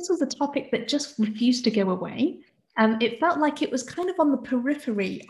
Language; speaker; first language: English; native; English